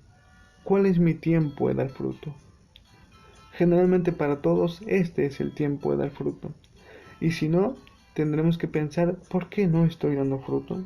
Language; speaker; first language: Spanish; native; Spanish